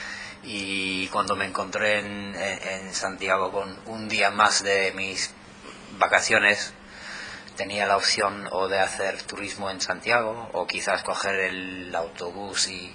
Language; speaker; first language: Spanish; non-native, fluent; English